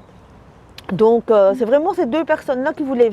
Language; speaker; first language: French; native; French